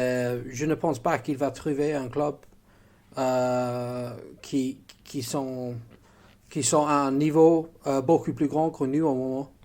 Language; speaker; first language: French; non-native, fluent; English